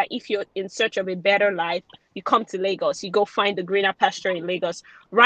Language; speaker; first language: English; non-native, local second language; Yoruba